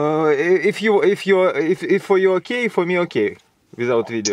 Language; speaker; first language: English; non-native, learner; Russian